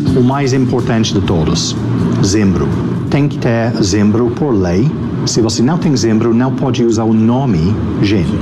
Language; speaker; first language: Portuguese; non-native, fluent; English